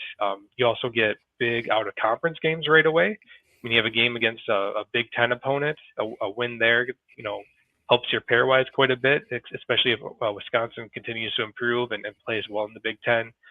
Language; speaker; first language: English; native; English